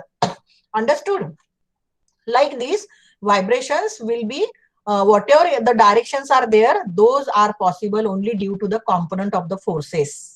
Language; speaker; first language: English; non-native, local second language; Marathi